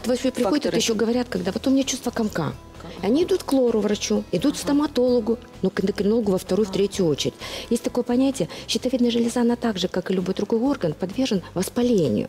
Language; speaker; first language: Russian; native; Russian